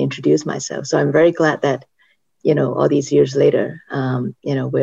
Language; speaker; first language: English; native; English